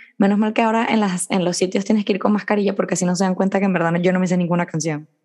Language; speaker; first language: Spanish; native; Spanish